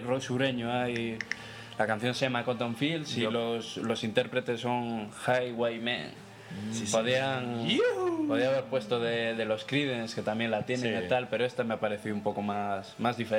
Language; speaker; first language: Spanish; native; Spanish